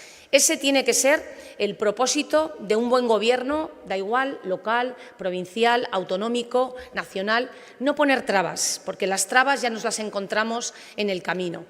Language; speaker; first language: Spanish; native; Spanish